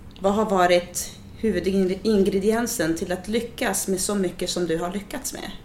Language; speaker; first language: Swedish; native; Swedish